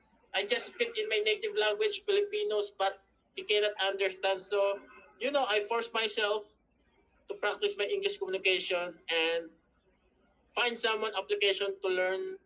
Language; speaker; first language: English; non-native, learner; Filipino